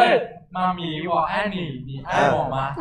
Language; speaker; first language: Chinese; non-native, learner; Thai